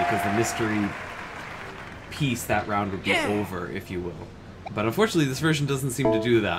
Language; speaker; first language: English; native; English